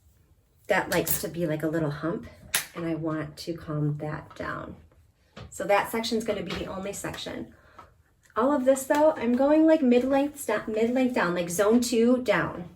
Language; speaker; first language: English; native; English